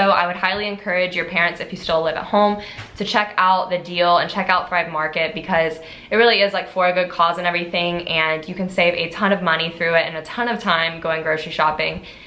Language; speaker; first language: English; native; English